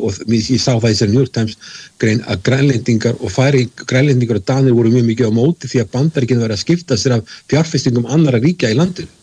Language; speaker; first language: Icelandic; native; Icelandic